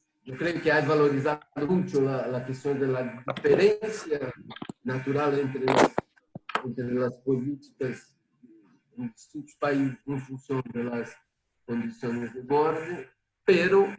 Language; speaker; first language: Spanish; non-native, fluent; Portuguese